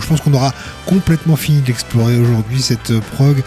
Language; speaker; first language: French; native; French